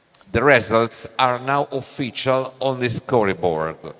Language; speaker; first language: English; non-native, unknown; Italian